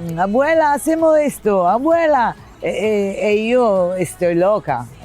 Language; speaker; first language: Spanish; non-native, learner; Italian